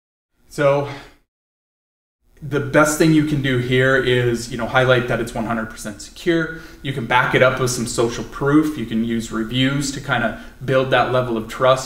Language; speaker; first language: English; native; English